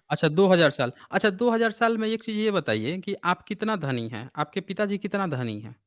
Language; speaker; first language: Hindi; native; Hindi